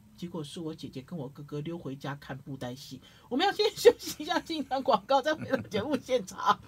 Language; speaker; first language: Chinese; native; Chinese